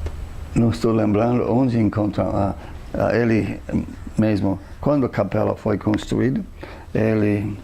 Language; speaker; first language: Portuguese; non-native, fluent; English